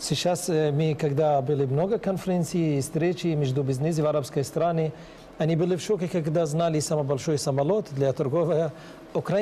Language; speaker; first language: Russian; non-native, learner; Arabic